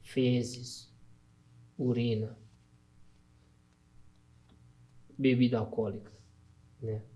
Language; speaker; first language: Portuguese; non-native, learner; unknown